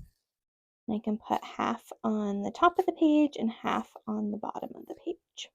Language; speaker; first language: English; native; English